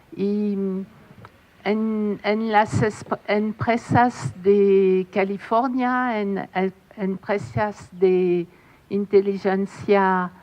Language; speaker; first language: Spanish; non-native, fluent; French